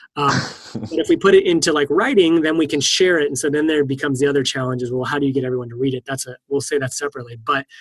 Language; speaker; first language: English; native; English